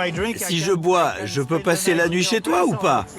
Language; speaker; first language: French; native; French